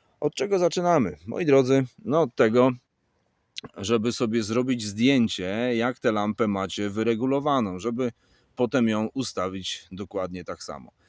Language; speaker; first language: Polish; native; Polish